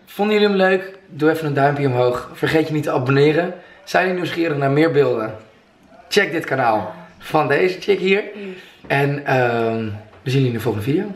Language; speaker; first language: Dutch; native; Dutch